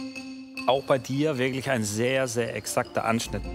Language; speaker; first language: German; native; German